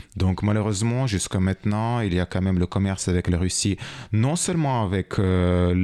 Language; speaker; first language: French; non-native, fluent; Ukrainian